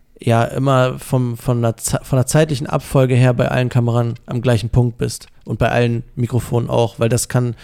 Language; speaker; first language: German; native; German